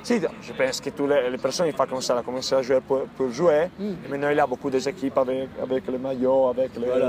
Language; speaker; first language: French; non-native, learner; Italian